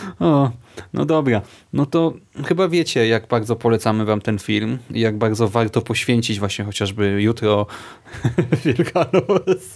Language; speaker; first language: Polish; native; Polish